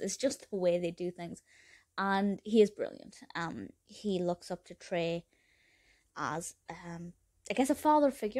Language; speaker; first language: English; native; English